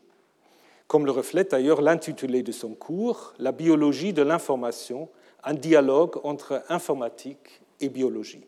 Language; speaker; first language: French; non-native, fluent; German